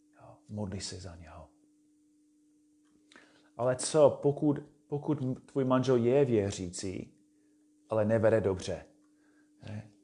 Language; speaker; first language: Czech; non-native, fluent; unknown